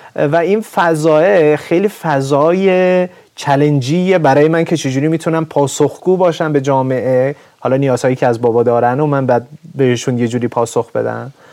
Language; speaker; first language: Persian; native; Persian